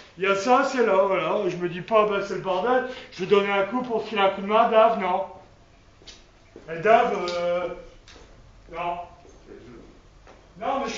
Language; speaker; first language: French; native; French